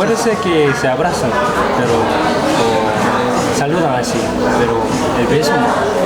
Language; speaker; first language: Spanish; non-native, fluent; Korean